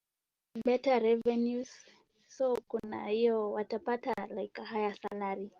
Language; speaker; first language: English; non-native, local second language; Swahili